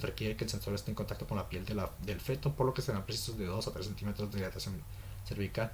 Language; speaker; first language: Spanish; native; Spanish